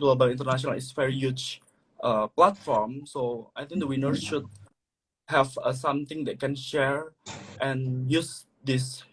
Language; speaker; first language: English; non-native, learner; Indonesian